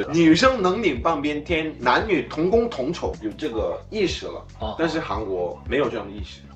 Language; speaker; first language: Chinese; non-native, fluent; Korean